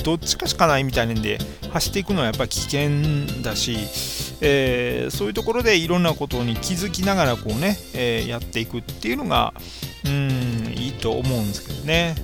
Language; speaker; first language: Japanese; native; Japanese